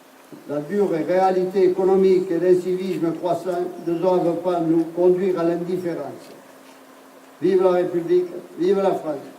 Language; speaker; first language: French; native; French